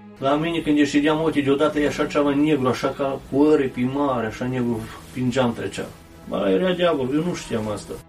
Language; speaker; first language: Romanian; native; Romanian